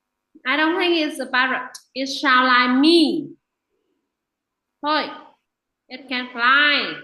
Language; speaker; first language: English; non-native, fluent; Vietnamese